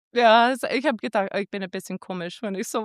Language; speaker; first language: German; non-native, fluent; English